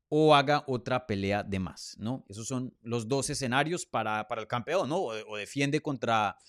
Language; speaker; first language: Spanish; native; Spanish